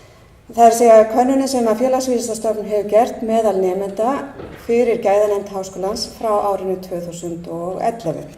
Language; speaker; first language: Icelandic; native; Icelandic